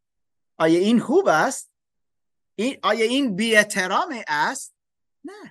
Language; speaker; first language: Persian; non-native, fluent; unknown